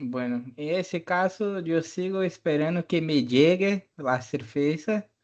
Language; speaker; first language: Spanish; non-native, fluent; Portuguese